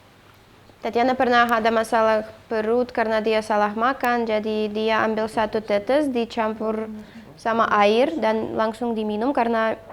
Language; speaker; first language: Indonesian; non-native, fluent; Russian